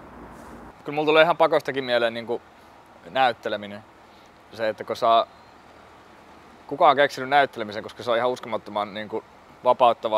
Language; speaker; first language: Finnish; native; Finnish